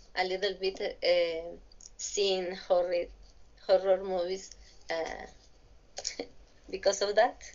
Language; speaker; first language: English; non-native, learner; Spanish